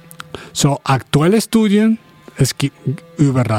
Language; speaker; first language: German; non-native, fluent; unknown